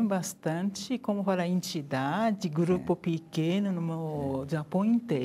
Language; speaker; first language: Portuguese; non-native, learner; Japanese